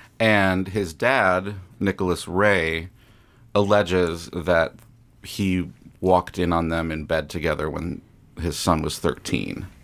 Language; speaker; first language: English; native; English